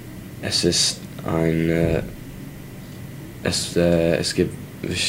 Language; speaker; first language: German; non-native, learner; English